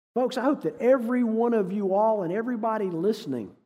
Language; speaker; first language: English; native; English